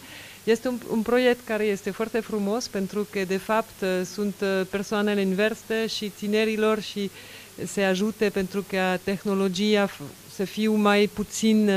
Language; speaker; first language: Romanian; non-native, learner; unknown